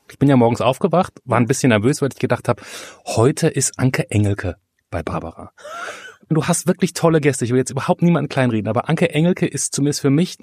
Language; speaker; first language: German; native; German